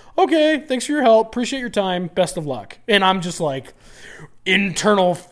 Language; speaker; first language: English; native; English